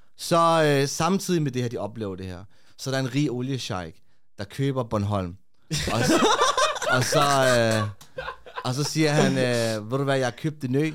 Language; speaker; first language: Danish; early bilingual, other home language; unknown